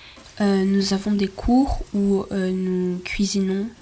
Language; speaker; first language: French; non-native, learner; Swedish